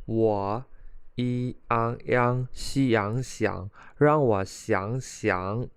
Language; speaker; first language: Chinese; non-native, fluent; Khmer